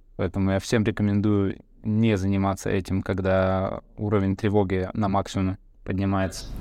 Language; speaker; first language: Russian; early bilingual, other home language; Bulgarian